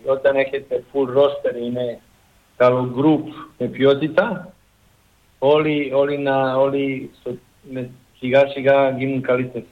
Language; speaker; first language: Greek; non-native, learner; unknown